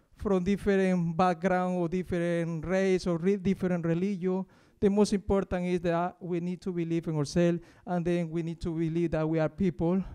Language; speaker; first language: English; non-native, fluent; Spanish